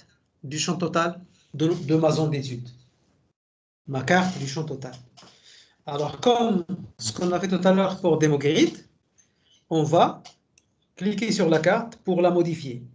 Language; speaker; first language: French; native; French